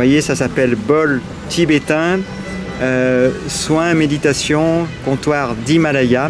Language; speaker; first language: French; native; French